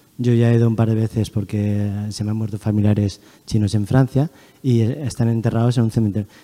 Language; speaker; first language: Spanish; early bilingual, other home language; Chinese